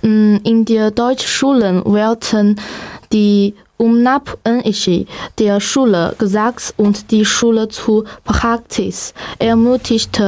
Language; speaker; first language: German; non-native, learner; Chinese